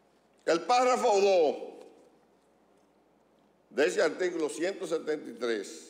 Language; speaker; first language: Spanish; native; Spanish